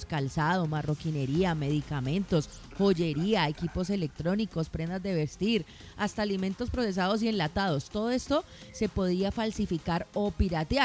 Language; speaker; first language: Spanish; native; Spanish